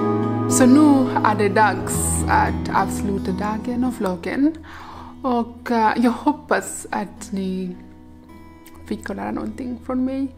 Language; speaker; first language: Swedish; non-native, learner; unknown